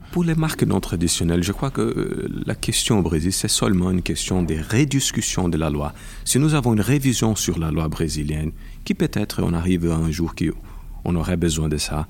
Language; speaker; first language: French; non-native, fluent; Portuguese